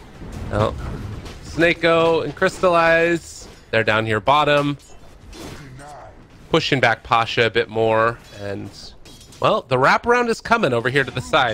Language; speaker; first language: English; native; English